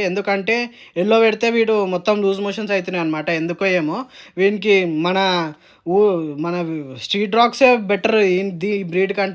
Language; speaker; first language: Telugu; native; Telugu